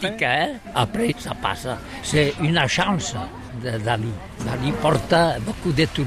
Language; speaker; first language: French; non-native, learner; Catalan